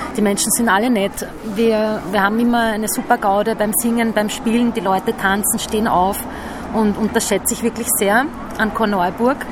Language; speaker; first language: German; native; German